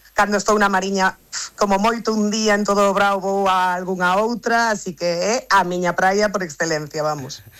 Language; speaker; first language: Galician; non-native, local second language; Spanish